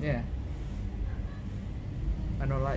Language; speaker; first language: English; non-native, learner; Thai